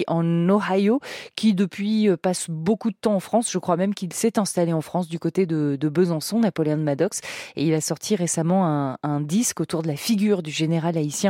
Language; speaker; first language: French; native; French